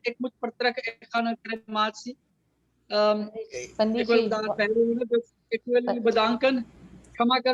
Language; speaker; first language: Dutch; non-native, local second language; Caribbean Hindustani